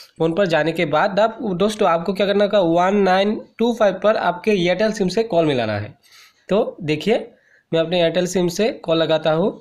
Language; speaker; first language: Hindi; native; Hindi